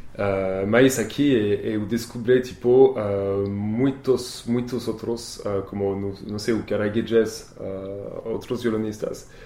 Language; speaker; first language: Portuguese; non-native, learner; French